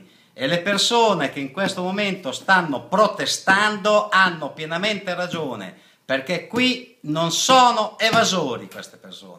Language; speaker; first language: Italian; native; Italian